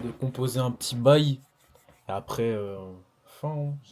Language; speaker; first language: French; native; French